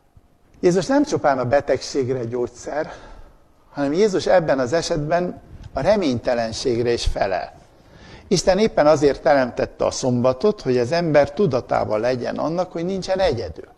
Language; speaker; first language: Hungarian; native; Hungarian